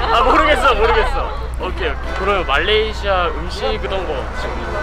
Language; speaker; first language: Korean; native; Korean